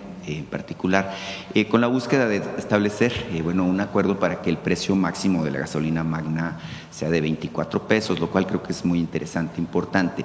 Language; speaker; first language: Spanish; native; Spanish